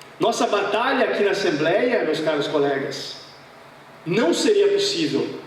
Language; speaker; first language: Portuguese; native; Portuguese